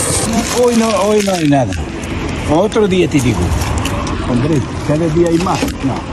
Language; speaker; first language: Spanish; non-native, learner; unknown